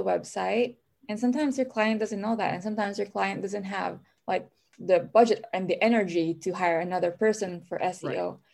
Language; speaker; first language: English; non-native, local second language; Filipino